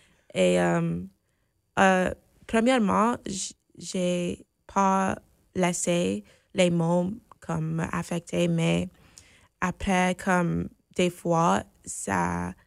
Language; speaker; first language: French; non-native, fluent; English